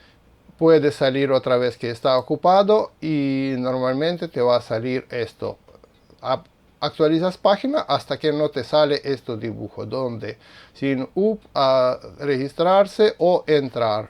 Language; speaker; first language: Spanish; non-native, fluent; Russian